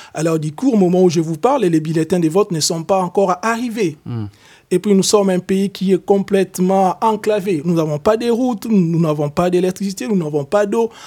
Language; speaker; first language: French; non-native, local second language; Lingala